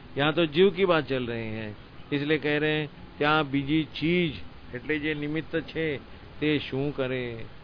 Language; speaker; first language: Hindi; non-native, local second language; Gujarati